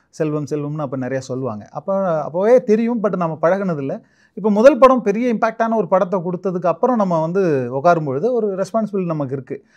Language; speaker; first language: Tamil; native; Tamil